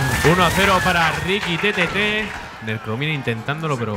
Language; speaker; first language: Spanish; native; Spanish